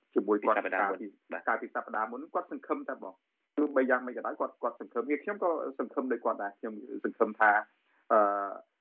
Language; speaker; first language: Khmer; native; Khmer